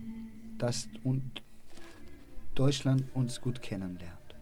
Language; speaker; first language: German; non-native, learner; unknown